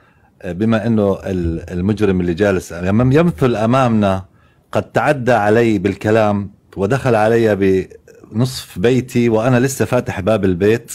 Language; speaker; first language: Arabic; native; Arabic